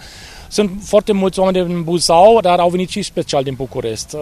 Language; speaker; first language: Romanian; non-native, fluent; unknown